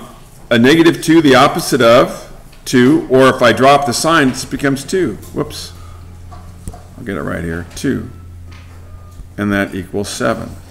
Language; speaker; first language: English; native; English